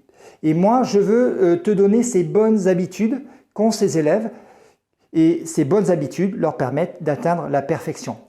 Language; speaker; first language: French; native; French